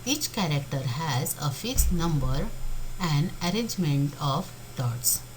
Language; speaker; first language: English; non-native, local second language; Marathi